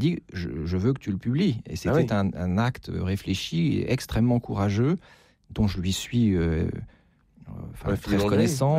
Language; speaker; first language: French; native; French